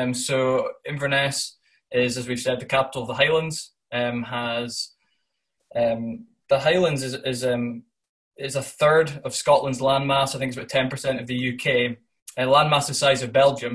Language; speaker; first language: English; native; English